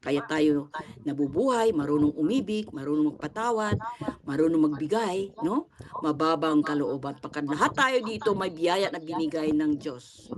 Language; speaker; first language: Filipino; non-native, local second language; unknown